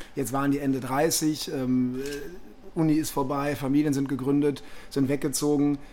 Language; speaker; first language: German; native; German